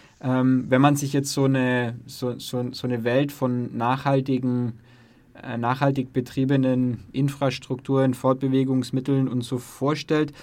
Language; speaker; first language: German; native; German